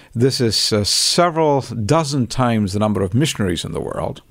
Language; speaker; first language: English; non-native, local second language; Tamil